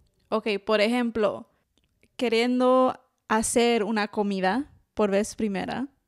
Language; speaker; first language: Spanish; early bilingual, heritage; Spanish